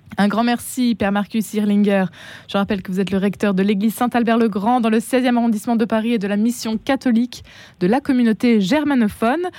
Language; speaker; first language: French; native; French